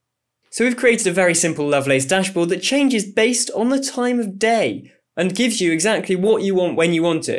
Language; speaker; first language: English; native; English